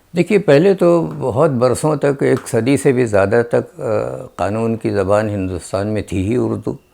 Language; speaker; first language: Urdu; native; Urdu